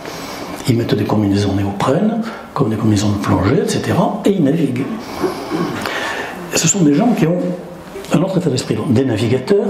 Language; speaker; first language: French; native; French